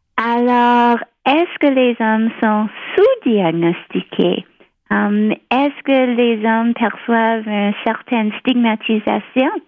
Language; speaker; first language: French; non-native, local second language; English